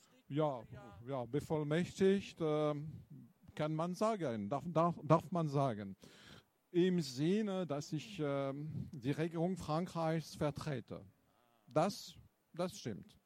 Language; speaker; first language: German; non-native, fluent; French